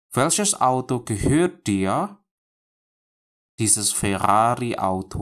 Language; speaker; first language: German; non-native, fluent; Indonesian